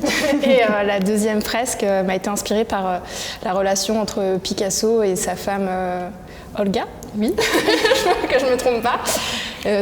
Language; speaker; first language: French; native; French